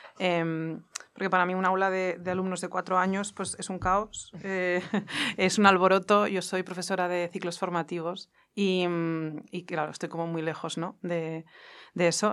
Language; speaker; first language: Spanish; native; Spanish